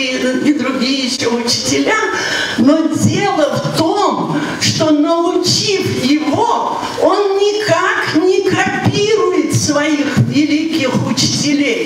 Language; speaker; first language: Russian; native; Russian